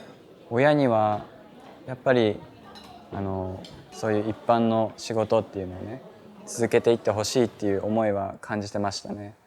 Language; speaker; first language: Japanese; native; Japanese